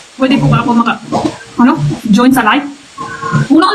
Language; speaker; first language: Filipino; non-native, learner; Chinese